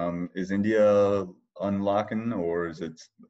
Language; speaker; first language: English; native; English